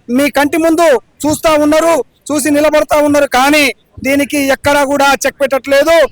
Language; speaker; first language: Telugu; non-native, local second language; Lambadi